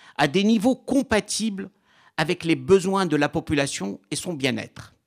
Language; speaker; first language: French; non-native, local second language; Arabic